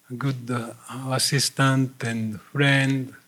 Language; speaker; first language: English; non-native, fluent; Japanese